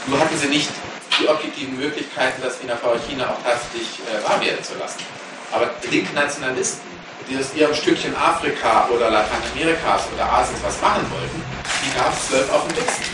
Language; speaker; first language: German; native; German